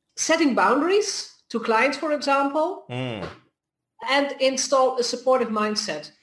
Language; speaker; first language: English; non-native, fluent; Dutch